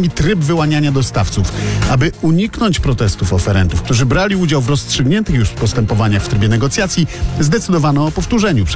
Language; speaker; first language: Polish; native; Polish